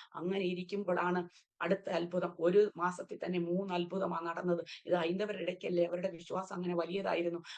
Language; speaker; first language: Malayalam; early bilingual, heritage; Malayalam